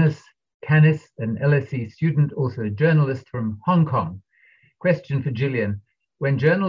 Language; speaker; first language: English; native; English